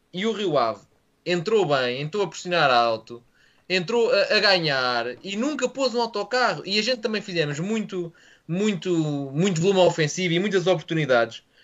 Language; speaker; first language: Portuguese; native; Portuguese